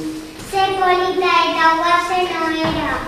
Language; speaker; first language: Basque; non-native, local second language; Spanish